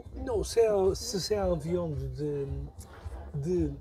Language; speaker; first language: French; non-native, learner; Portuguese